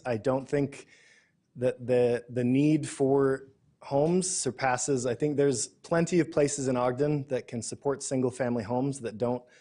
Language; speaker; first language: English; native; English